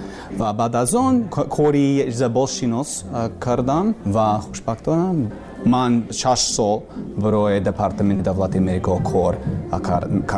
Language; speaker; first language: Persian; non-native, learner; English